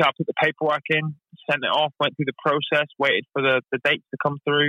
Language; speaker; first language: English; native; English